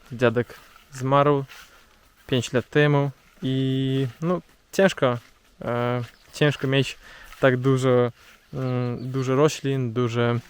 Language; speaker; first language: Polish; non-native, learner; Russian